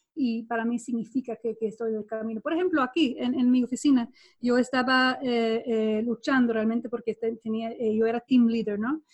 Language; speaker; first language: Spanish; non-native, fluent; Swedish